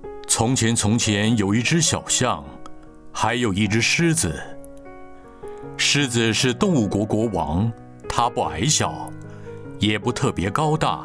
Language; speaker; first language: Chinese; native; Chinese